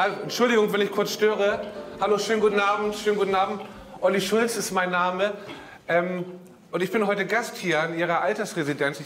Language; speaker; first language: German; native; German